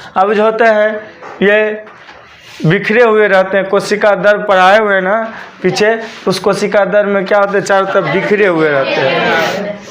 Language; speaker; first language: Hindi; native; Hindi